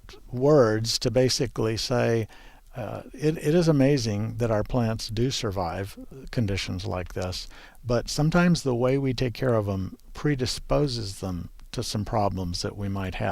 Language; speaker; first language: English; native; English